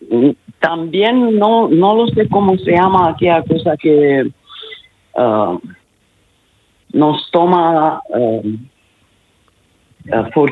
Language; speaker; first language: Spanish; non-native, learner; Italian